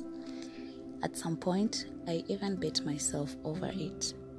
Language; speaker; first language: English; non-native, local second language; Luo (Kenya and Tanzania)